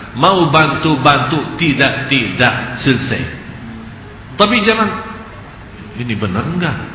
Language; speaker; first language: Indonesian; non-native, fluent; Arabic